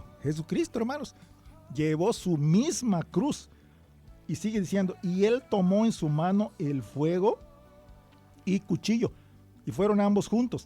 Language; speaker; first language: Spanish; native; Spanish